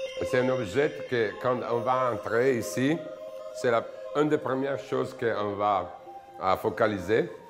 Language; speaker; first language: French; non-native, fluent; Italian